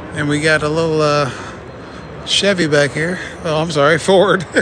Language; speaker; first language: English; native; English